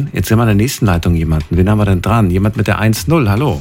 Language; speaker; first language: German; native; German